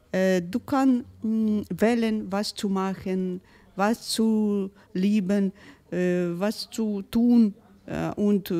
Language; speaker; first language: German; non-native, learner; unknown